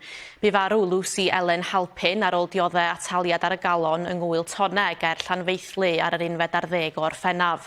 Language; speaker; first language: Welsh; native; Welsh